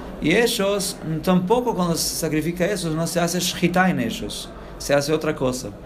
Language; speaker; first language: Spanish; non-native, fluent; Portuguese